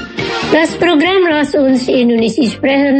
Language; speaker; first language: German; non-native, learner; Indonesian